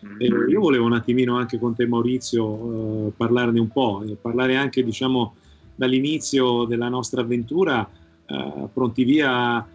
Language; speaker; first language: Italian; native; Italian